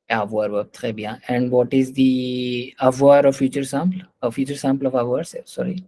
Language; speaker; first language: French; non-native, fluent; Hindi